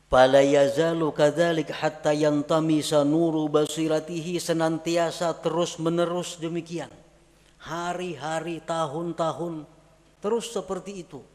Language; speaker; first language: Indonesian; non-native, local second language; Banjar